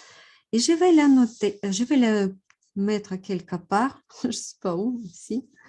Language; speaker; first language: French; non-native, fluent; Russian